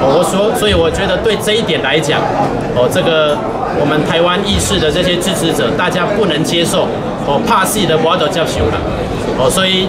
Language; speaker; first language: Chinese; native; Chinese